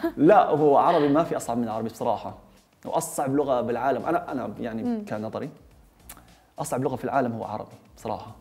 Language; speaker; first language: Arabic; non-native, fluent; Korean